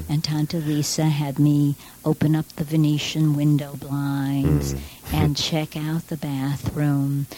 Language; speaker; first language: English; native; English